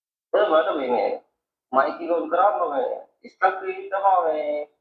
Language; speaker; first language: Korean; non-native, learner; Sinhala